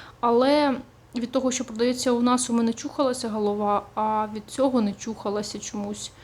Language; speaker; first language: Ukrainian; non-native, local second language; Russian